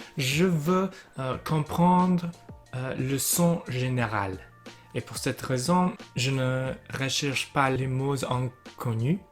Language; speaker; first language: French; non-native, learner; English